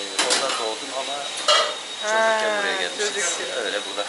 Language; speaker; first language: Turkish; native; Turkish